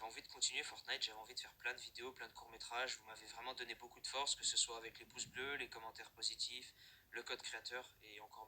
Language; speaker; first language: French; native; French